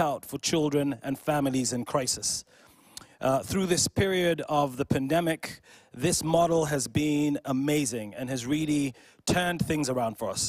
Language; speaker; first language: English; non-native, local second language; Ganda